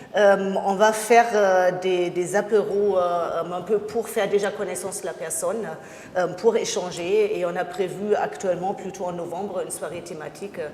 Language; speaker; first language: French; non-native, fluent; German